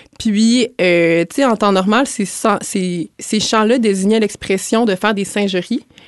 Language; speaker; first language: French; native; French